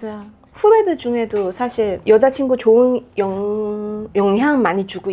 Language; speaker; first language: Korean; non-native, fluent; Chinese